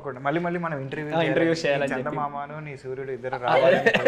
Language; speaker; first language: Telugu; native; Telugu